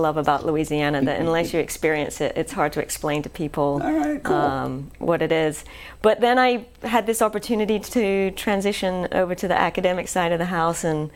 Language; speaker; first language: English; native; English